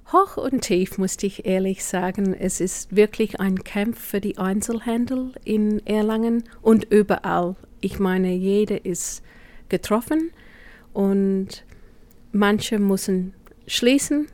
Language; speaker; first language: German; non-native, fluent; English